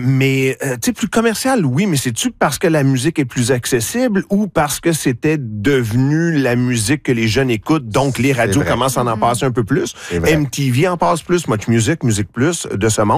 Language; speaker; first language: French; native; French